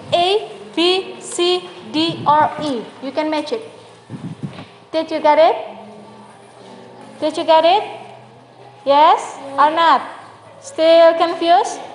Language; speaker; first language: English; non-native, learner; Indonesian